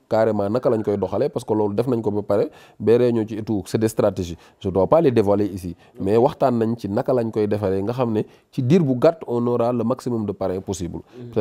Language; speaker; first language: Wolof; native; Wolof